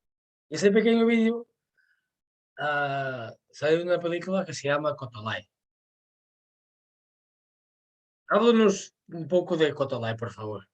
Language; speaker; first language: Spanish; non-native, fluent; Portuguese